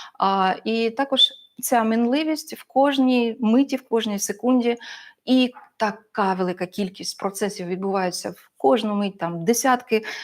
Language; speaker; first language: Ukrainian; non-native, local second language; Russian